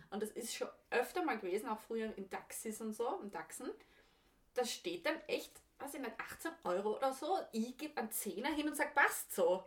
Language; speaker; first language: German; native; German